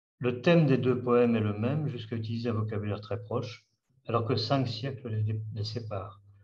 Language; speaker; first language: French; native; French